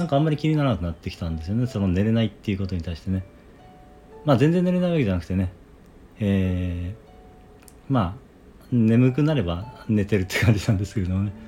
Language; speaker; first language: Japanese; native; Japanese